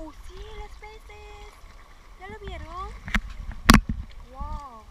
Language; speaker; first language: Spanish; non-native, fluent; Korean